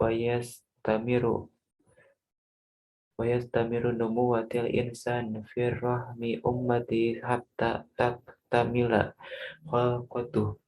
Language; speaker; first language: Arabic; non-native, learner; Indonesian